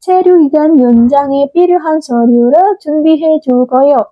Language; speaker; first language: Korean; non-native, fluent; Indonesian